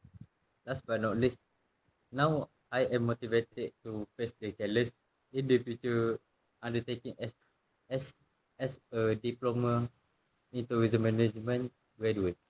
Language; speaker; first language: English; non-native, local second language; Malay